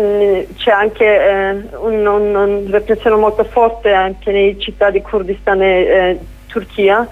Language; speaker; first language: Italian; non-native, fluent; Kurdish